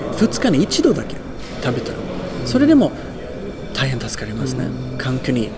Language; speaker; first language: Japanese; non-native, fluent; Swedish